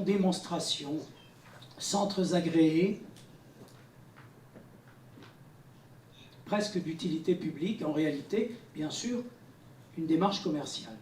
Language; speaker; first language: French; native; French